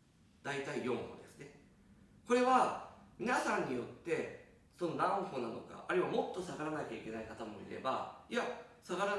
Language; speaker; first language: Japanese; native; Japanese